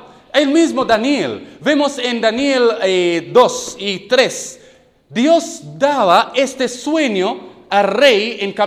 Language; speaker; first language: Spanish; non-native, learner; English